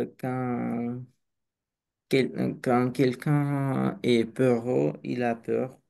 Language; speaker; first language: French; non-native, learner; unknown